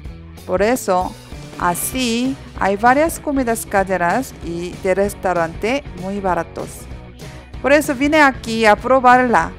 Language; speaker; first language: Spanish; non-native, learner; Korean